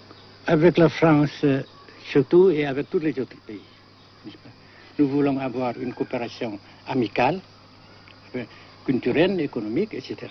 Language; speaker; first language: French; non-native, local second language; Vietnamese